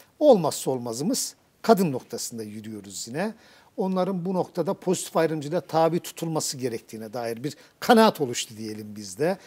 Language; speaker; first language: Turkish; native; Turkish